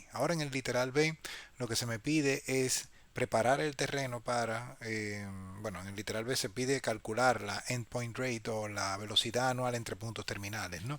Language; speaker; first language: Spanish; native; Spanish